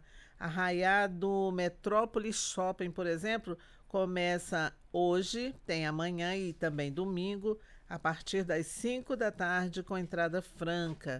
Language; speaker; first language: Portuguese; native; Portuguese